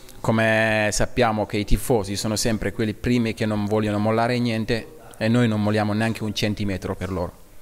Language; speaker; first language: Italian; non-native, fluent; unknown